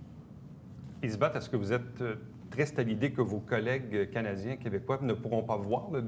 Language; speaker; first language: French; native; French